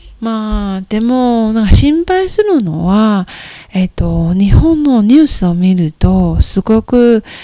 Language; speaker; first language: Japanese; non-native, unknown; Chinese